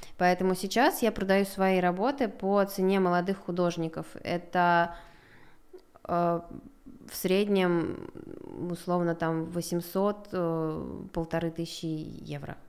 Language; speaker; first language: Russian; native; Russian